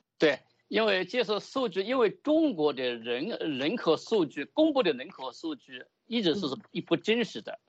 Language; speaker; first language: Chinese; native; Chinese